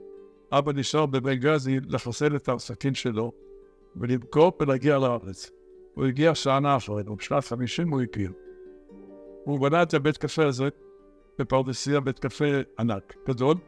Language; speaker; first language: Hebrew; early bilingual, other home language; Arabic